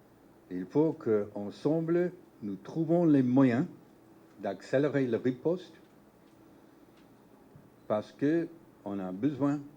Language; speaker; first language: French; non-native, learner; English